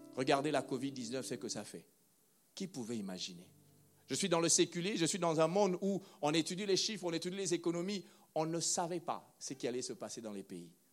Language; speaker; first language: French; non-native, local second language; Lingala